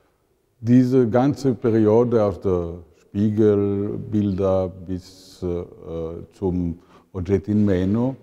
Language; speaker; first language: German; non-native, fluent; Italian